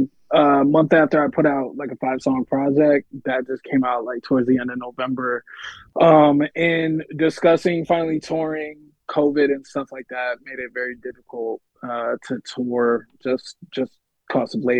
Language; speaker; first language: English; native; English